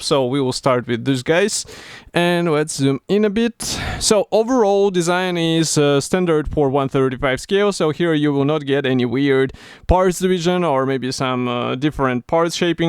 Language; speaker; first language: English; non-native, fluent; Russian